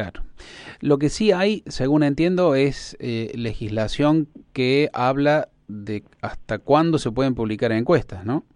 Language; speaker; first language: Spanish; native; Spanish